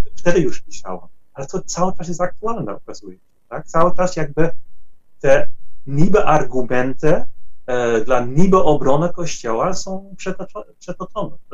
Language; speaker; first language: Polish; non-native, fluent; Dutch